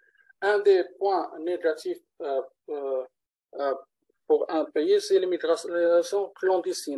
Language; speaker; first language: French; non-native, learner; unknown